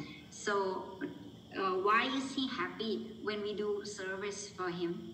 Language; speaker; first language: English; non-native, fluent; Thai